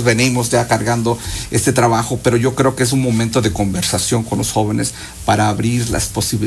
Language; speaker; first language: Spanish; native; Spanish